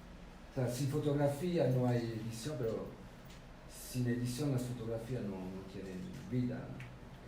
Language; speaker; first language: Spanish; non-native, fluent; French